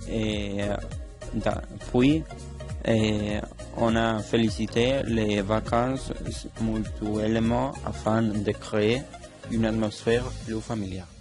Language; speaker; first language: French; non-native, learner; Spanish